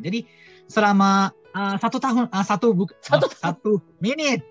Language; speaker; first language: Indonesian; non-native, fluent; Japanese